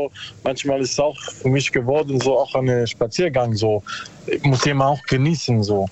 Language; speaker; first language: German; non-native, learner; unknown